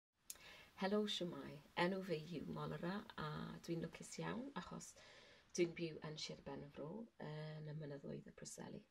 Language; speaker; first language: Welsh; non-native, learner; English